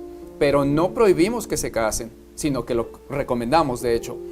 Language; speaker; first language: Spanish; native; Spanish